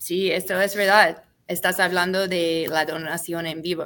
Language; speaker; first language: Spanish; non-native, fluent; English